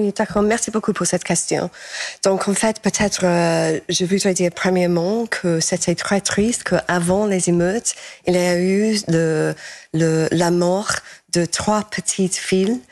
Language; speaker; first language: French; non-native, fluent; English